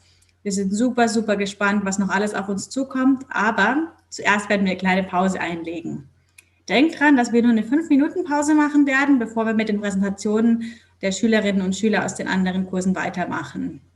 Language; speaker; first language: German; native; German